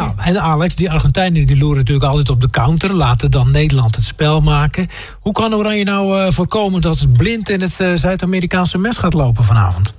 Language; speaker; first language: Dutch; native; Dutch